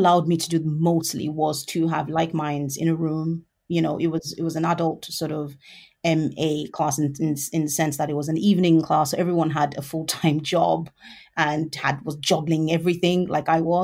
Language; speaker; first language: English; non-native, local second language; Yoruba